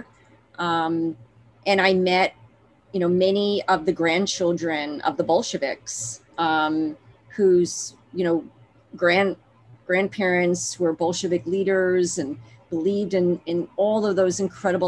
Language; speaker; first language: English; native; English